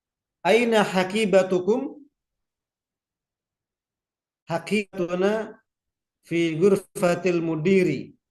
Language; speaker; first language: Arabic; non-native, fluent; Indonesian